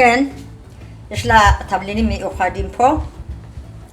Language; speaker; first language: Hebrew; non-native, learner; Amharic